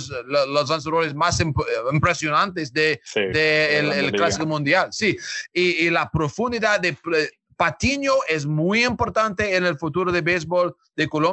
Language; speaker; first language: Spanish; non-native, learner; English